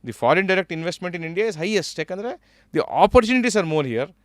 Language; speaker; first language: English; non-native, local second language; Kannada